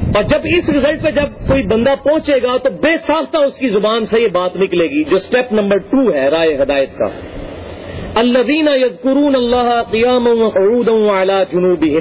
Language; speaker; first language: Urdu; non-native, local second language; Punjabi